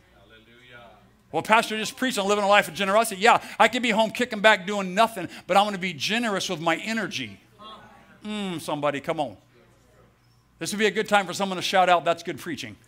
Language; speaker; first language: English; native; English